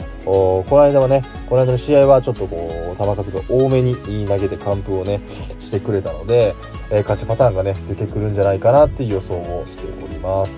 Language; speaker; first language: Japanese; native; Japanese